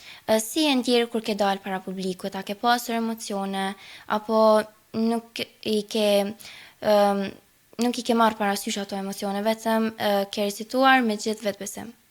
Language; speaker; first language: Albanian; native; Albanian